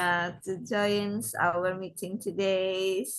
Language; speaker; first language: English; non-native, learner; Indonesian